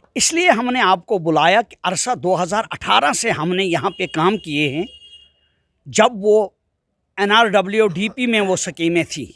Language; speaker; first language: Hindi; native; Hindi